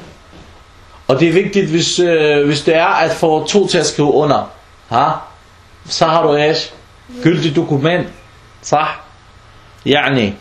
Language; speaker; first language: Danish; early bilingual, other home language; Arabic